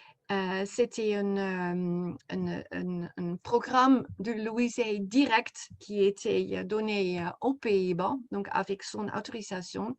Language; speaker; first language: French; non-native, fluent; Dutch